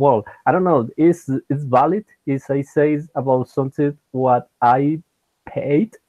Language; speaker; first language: English; non-native, learner; Spanish